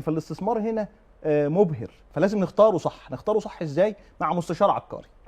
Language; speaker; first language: Arabic; native; Arabic